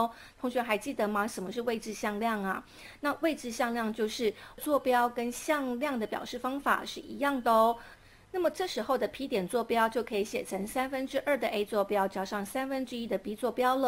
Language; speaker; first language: Chinese; native; Chinese